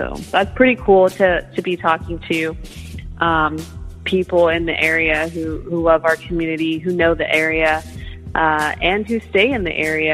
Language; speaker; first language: English; native; English